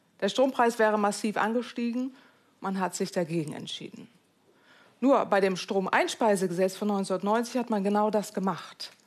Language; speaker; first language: German; native; German